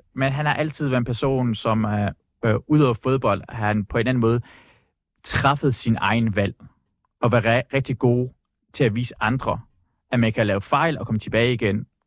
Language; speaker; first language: Danish; early bilingual, other home language; Persian